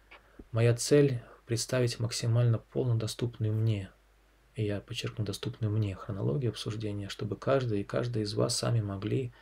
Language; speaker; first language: Russian; native; Russian